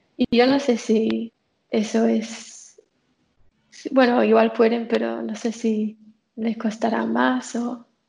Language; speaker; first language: Spanish; non-native, fluent; English